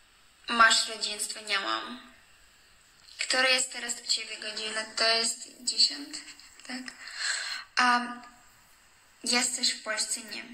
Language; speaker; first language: Polish; non-native, learner; Russian